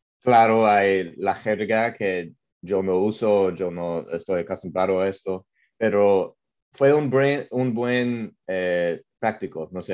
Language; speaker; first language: Spanish; non-native, learner; English